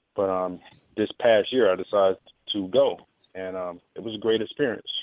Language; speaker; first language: English; native; English